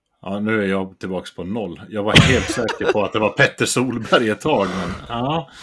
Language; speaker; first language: Swedish; native; Swedish